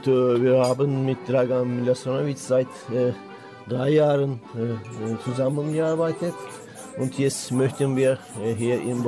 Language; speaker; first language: German; non-native, learner; Turkish